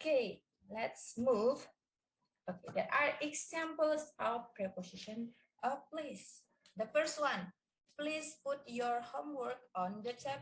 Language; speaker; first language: English; non-native, learner; Indonesian